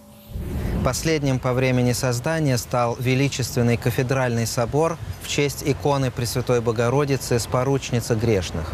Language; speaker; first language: Russian; native; Russian